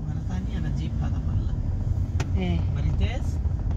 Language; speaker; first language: Arabic; non-native, learner; Hindi